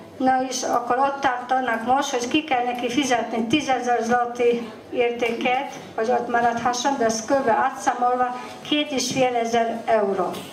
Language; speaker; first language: Hungarian; non-native, fluent; Polish